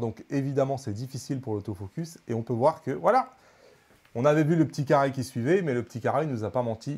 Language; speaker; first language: French; native; French